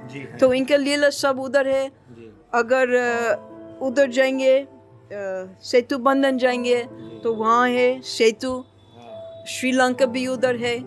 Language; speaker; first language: Hindi; non-native, fluent; English